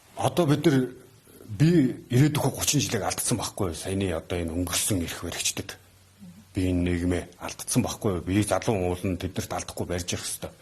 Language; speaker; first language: Mongolian; native; Mongolian